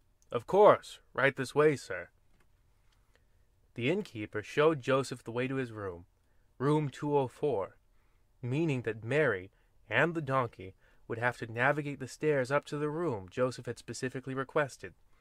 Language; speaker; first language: English; native; English